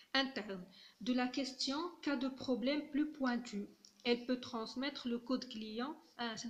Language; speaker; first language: French; non-native, local second language; Arabic